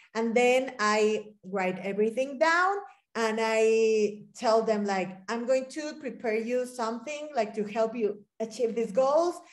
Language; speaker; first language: English; non-native, fluent; Spanish